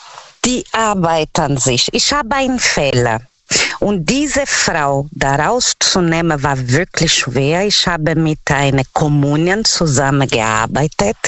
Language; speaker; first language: German; non-native, learner; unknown